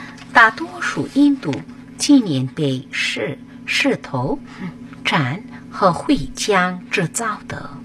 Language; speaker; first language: Chinese; non-native, learner; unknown